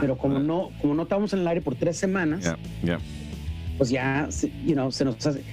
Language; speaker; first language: Spanish; early bilingual, heritage; Spanish